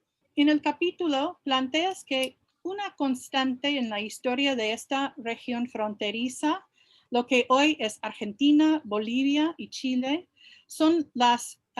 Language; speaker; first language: Spanish; non-native, fluent; English